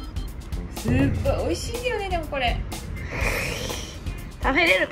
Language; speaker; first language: Japanese; native; Japanese